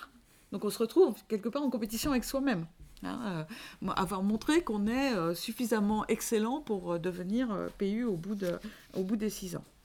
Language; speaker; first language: French; native; French